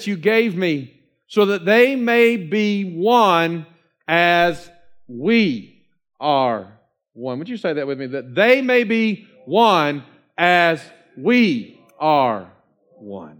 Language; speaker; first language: English; native; English